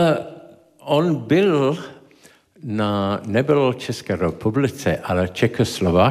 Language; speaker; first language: Czech; non-native, learner; English